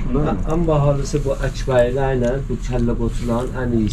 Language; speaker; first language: Turkish; non-native, learner; Azerbaijani